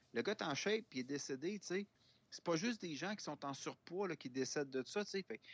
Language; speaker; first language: French; native; French